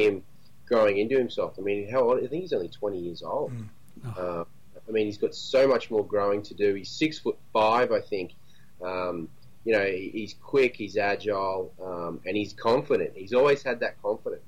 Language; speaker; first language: English; native; English